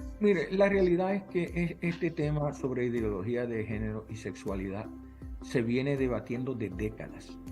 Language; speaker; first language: Spanish; early bilingual, heritage; English